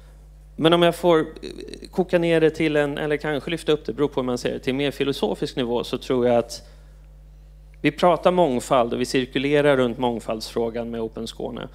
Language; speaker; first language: Swedish; native; Swedish